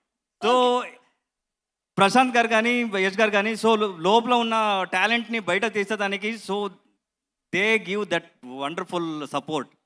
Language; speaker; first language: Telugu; non-native, learner; Kannada